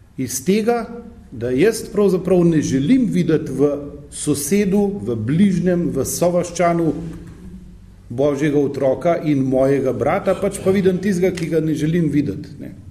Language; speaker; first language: Slovenian; native; Slovenian